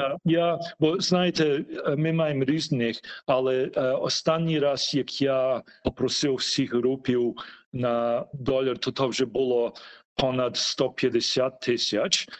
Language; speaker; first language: Ukrainian; early bilingual, heritage; Ukrainian